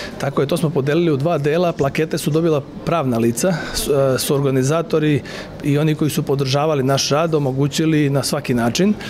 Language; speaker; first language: Serbian; native; Serbian